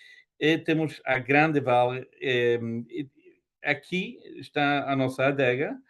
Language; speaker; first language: Portuguese; non-native, fluent; German